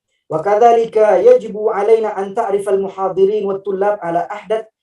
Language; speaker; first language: Arabic; non-native, fluent; Indonesian